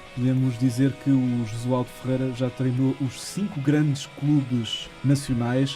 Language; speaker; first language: Portuguese; native; Portuguese